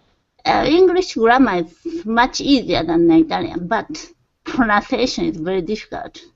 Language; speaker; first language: English; non-native, learner; Japanese